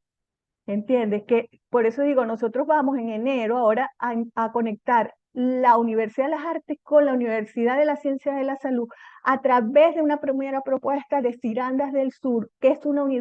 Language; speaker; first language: Spanish; native; Spanish